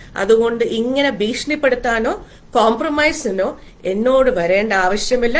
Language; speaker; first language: Malayalam; early bilingual, heritage; Malayalam